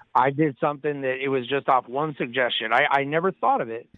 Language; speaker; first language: English; non-native, fluent; Romanian